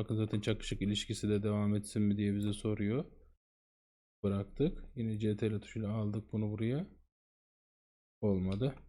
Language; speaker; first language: Turkish; native; Turkish